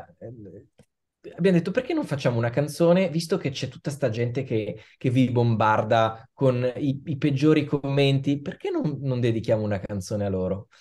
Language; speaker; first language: Italian; native; Italian